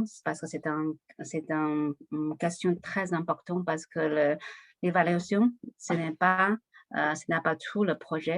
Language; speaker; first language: French; non-native, learner; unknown